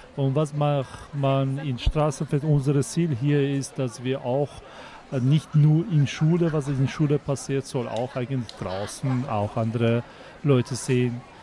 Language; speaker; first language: German; non-native, fluent; Turkish